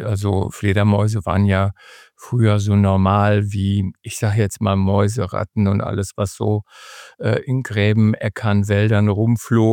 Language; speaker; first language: German; native; German